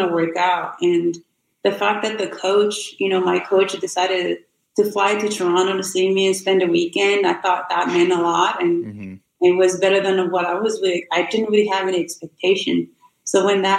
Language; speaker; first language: English; non-native, fluent; Rundi